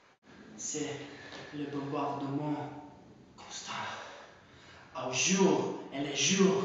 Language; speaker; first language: French; non-native, learner; English